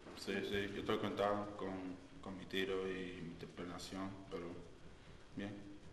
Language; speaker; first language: Spanish; non-native, learner; English